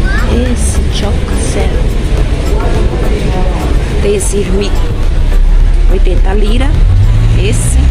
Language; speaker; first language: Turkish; non-native, learner; Portuguese